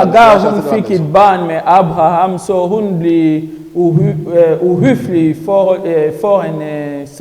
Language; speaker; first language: Danish; non-native, learner; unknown